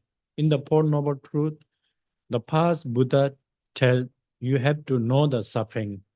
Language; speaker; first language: English; non-native, fluent; Tibetan